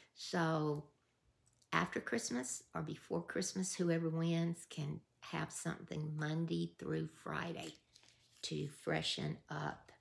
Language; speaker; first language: English; native; English